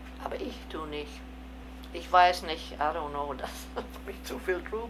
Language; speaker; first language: German; early bilingual, heritage; German